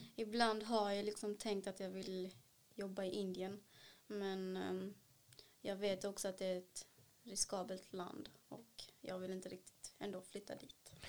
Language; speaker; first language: Swedish; early bilingual, other home language; Kannada